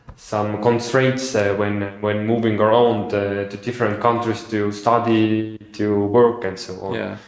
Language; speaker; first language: English; non-native, fluent; Estonian